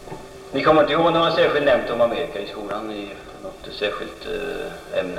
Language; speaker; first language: Swedish; native; Swedish